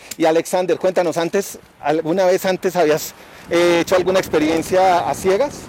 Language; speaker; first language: Spanish; native; Spanish